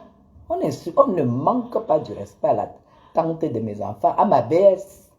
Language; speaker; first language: French; native; French